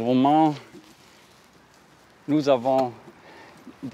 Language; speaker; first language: French; non-native, learner; German